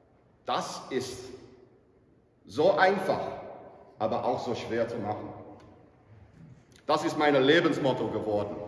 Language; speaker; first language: German; non-native, fluent; English